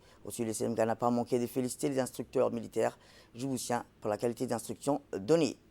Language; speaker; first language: French; native; French